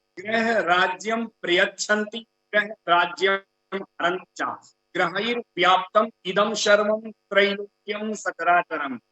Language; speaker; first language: Hindi; native; Hindi